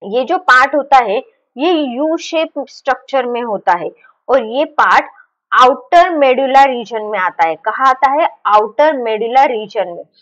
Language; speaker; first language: Hindi; non-native, local second language; Marathi